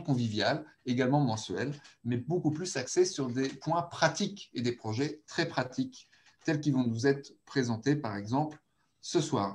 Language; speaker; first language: French; native; French